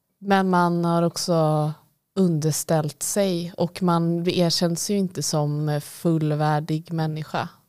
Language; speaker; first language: Swedish; native; Swedish